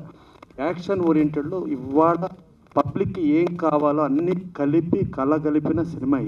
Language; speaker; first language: Telugu; native; Telugu